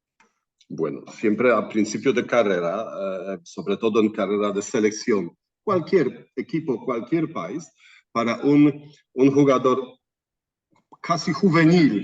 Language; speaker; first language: Spanish; non-native, fluent; Polish